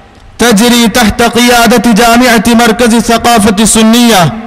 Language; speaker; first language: Arabic; non-native, fluent; Malayalam